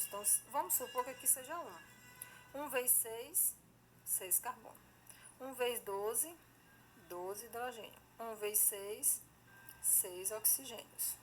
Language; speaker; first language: Portuguese; native; Portuguese